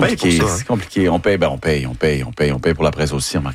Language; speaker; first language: French; native; French